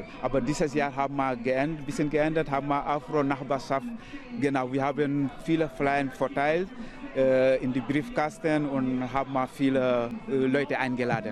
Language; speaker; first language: German; non-native, learner; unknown